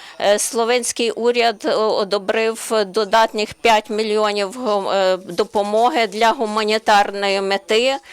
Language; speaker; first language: Ukrainian; non-native, learner; Slovenian